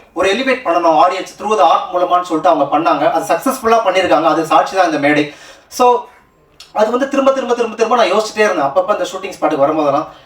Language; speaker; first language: Tamil; native; Tamil